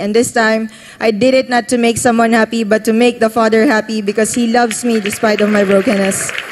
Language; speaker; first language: English; non-native, local second language; Filipino